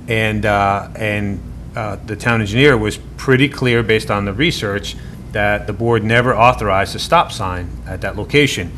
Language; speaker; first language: English; native; English